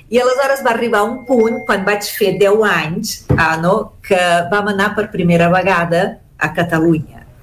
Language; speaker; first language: Catalan; early bilingual, heritage; Catalan